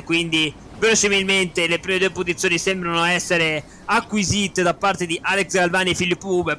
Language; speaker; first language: Italian; native; Italian